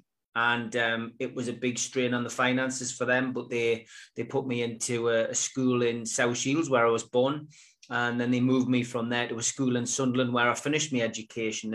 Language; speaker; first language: English; native; English